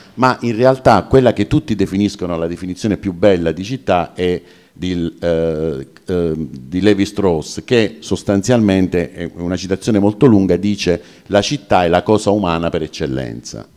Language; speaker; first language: Italian; native; Italian